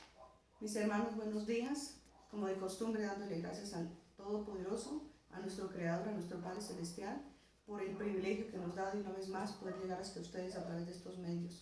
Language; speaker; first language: Spanish; native; Spanish